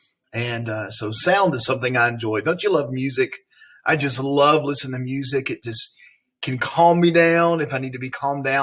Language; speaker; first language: English; native; English